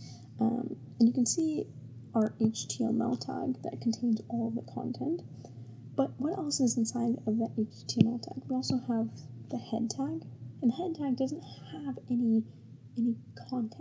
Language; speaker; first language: English; native; English